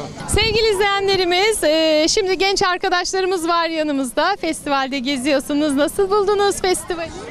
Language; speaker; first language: Turkish; native; Turkish